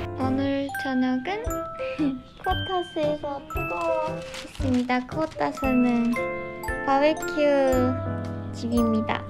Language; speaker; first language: Korean; non-native, fluent; Japanese